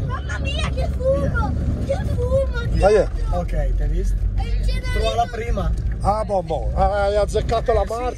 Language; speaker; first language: Italian; native; Italian